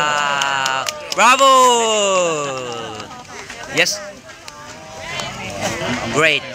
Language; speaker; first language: English; non-native, learner; Vietnamese